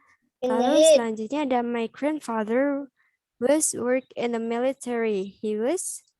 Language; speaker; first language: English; non-native, learner; Indonesian